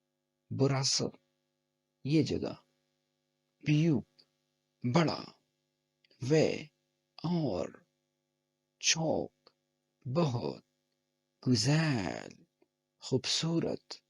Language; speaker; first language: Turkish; non-native, fluent; Urdu